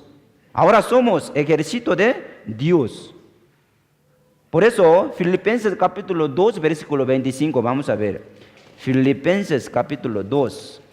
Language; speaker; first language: Spanish; non-native, fluent; Korean